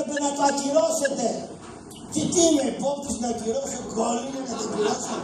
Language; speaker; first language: Greek; native; Greek